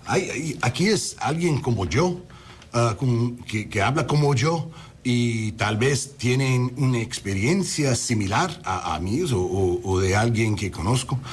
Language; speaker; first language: Spanish; early bilingual, heritage; English